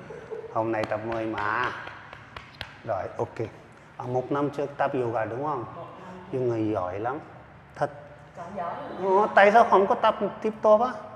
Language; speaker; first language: Vietnamese; non-native, learner; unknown